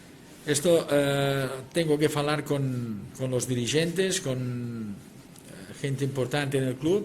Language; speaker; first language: Spanish; non-native, local second language; Catalan